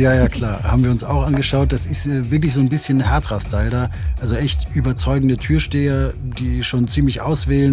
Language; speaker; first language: German; native; German